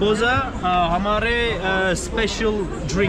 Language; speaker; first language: Hindi; non-native, learner; Turkish